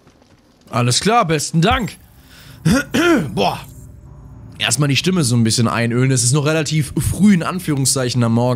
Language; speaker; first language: German; native; German